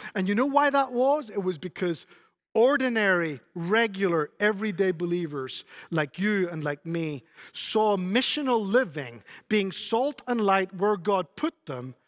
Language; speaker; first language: English; native; English